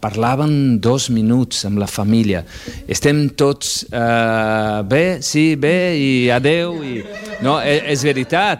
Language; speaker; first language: Catalan; non-native, fluent; Portuguese